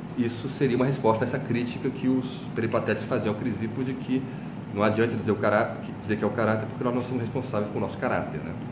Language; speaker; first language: Portuguese; native; Portuguese